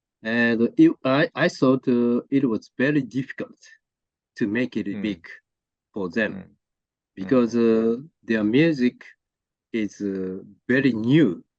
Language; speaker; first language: English; non-native, learner; Japanese